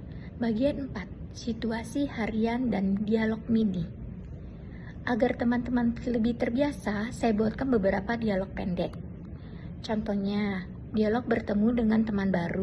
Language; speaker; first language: Indonesian; native; Indonesian